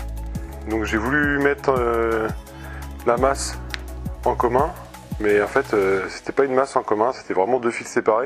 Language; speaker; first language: French; native; French